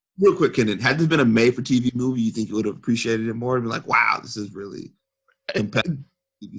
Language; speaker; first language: English; native; English